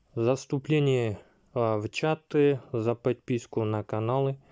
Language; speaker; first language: Russian; non-native, local second language; Kazakh